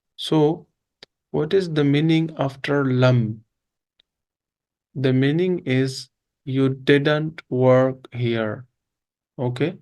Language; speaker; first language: English; non-native, local second language; Urdu